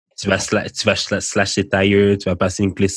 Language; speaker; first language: French; native; French